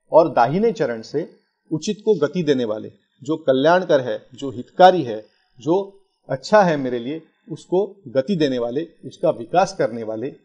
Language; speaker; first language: Hindi; non-native, local second language; Marathi